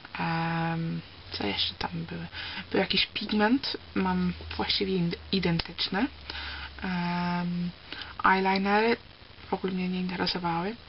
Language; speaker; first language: Polish; early bilingual, heritage; Polish